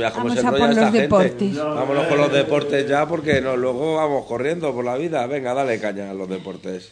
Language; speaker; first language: Spanish; native; Spanish